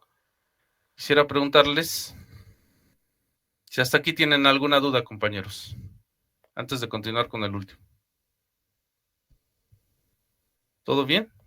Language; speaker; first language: Spanish; native; Spanish